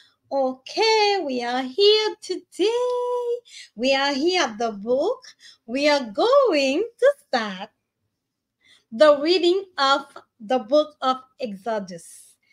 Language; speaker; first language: English; non-native, learner; Haitian Creole